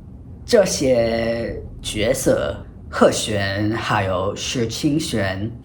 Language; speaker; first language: Chinese; non-native, fluent; English